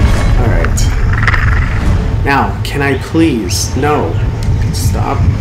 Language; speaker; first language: English; native; English